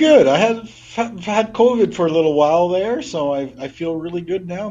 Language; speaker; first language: English; native; English